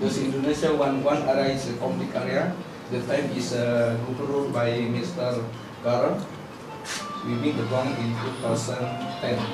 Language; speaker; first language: English; non-native, learner; Indonesian